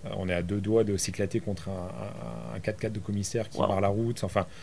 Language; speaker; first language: French; native; French